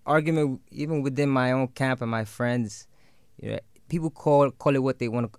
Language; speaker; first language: English; non-native, local second language; Yoruba